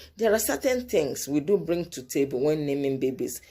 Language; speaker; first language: English; non-native, local second language; Yoruba